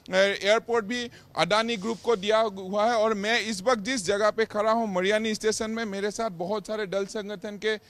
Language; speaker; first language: Hindi; non-native, local second language; Assamese